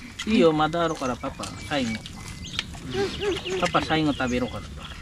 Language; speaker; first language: Japanese; non-native, fluent; Filipino